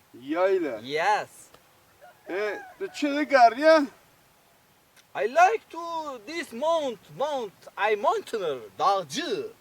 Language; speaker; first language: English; non-native, learner; Turkish